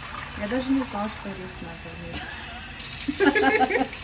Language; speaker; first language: Russian; early bilingual, heritage; Russian